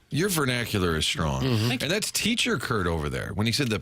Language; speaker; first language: English; native; English